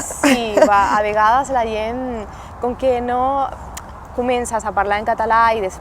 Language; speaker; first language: Catalan; non-native, learner; Spanish